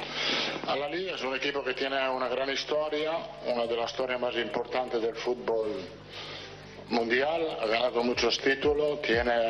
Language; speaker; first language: Spanish; non-native, fluent; Italian